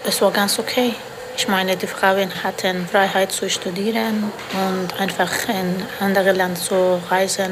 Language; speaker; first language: German; non-native, learner; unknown